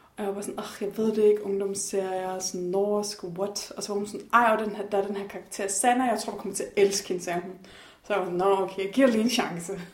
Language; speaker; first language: Danish; native; Danish